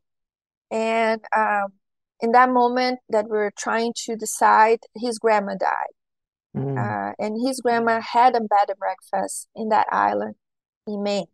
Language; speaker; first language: English; non-native, fluent; Portuguese